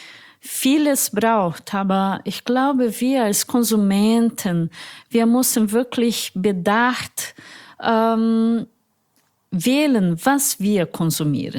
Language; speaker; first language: German; non-native, fluent; Portuguese